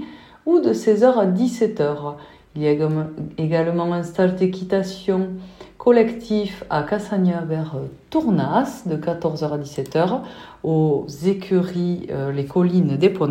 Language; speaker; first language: French; native; French